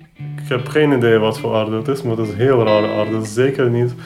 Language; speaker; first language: Dutch; non-native, fluent; Ukrainian